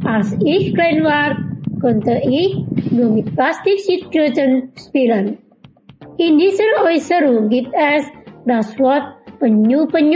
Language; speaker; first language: German; non-native, learner; Indonesian